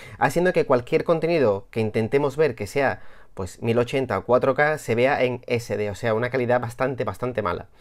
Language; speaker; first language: Spanish; native; Spanish